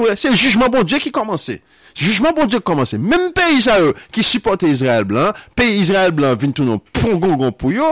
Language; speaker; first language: French; non-native, local second language; Haitian Creole